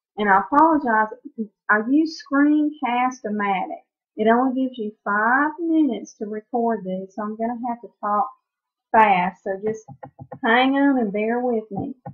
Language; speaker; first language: English; native; English